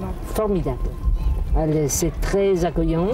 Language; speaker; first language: French; native; French